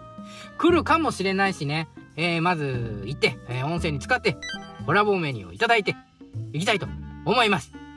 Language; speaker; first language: Japanese; native; Japanese